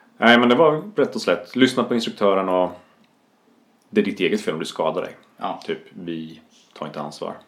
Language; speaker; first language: Swedish; native; Swedish